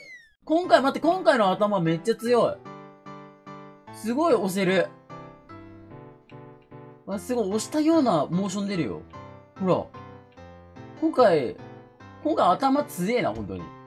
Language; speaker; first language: Japanese; native; Japanese